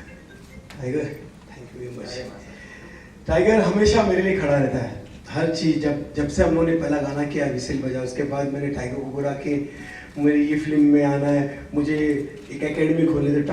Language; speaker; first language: Hindi; native; Hindi